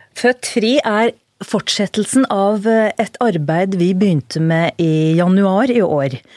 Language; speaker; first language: Norwegian; early bilingual, other home language; Urdu